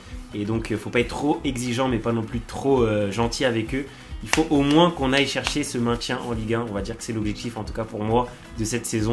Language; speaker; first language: French; native; French